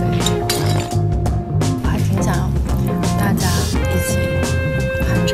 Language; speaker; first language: Chinese; native; Chinese